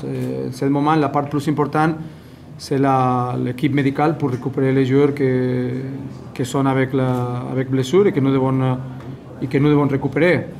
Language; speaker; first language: French; non-native, fluent; Spanish